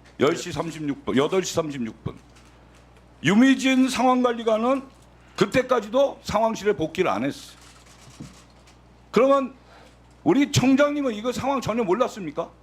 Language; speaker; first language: Korean; native; Korean